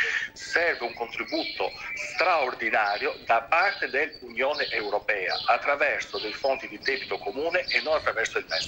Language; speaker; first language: Italian; native; Italian